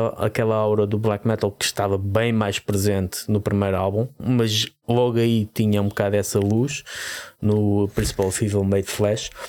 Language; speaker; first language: Portuguese; native; Portuguese